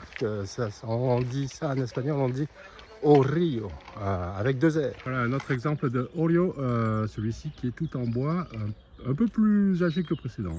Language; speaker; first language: French; native; French